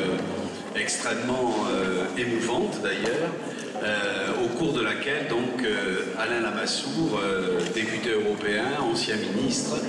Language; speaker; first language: French; native; French